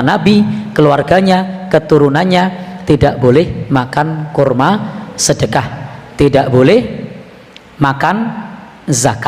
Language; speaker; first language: Indonesian; native; Indonesian